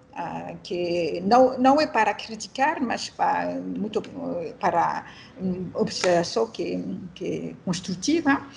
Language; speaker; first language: Portuguese; non-native, learner; French